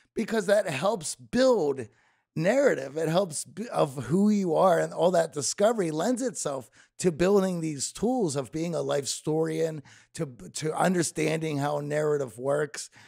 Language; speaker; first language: English; native; English